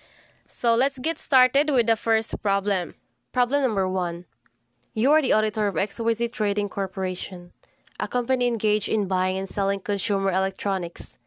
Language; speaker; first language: English; non-native, local second language; Cebuano